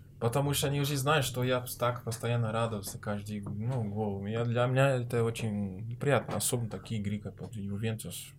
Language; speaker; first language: Russian; non-native, learner; Portuguese